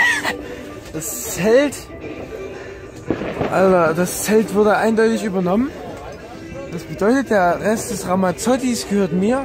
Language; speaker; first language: German; native; German